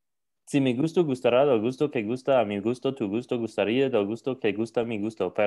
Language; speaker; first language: Spanish; non-native, learner; English